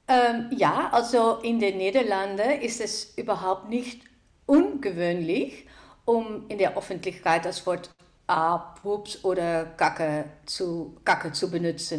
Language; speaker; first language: German; non-native, fluent; Dutch